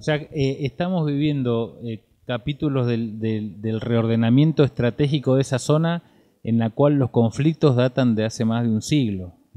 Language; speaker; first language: Spanish; native; Spanish